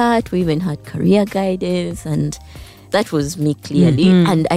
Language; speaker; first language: English; non-native, local second language; Ganda